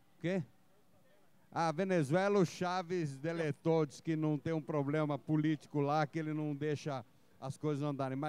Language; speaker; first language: Portuguese; native; Portuguese